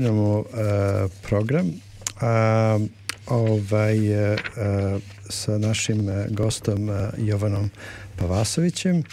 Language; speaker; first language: Serbian; native; Serbian